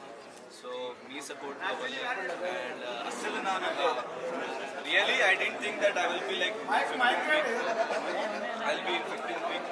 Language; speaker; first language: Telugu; non-native, learner; Hindi